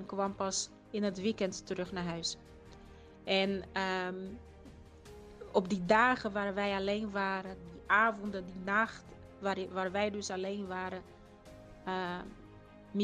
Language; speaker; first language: Dutch; non-native, fluent; Portuguese